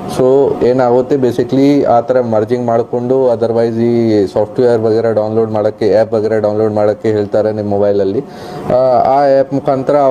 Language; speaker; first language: Kannada; non-native, local second language; Hindi